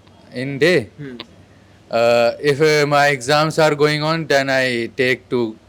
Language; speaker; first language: English; non-native, learner; Hindi